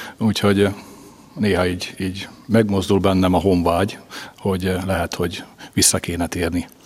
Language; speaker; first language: Hungarian; native; Hungarian